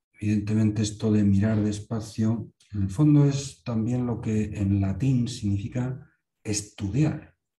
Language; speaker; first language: Spanish; native; Spanish